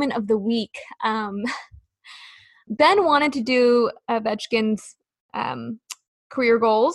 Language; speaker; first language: English; native; English